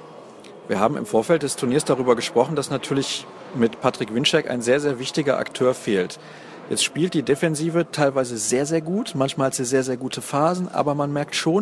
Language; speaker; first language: German; native; German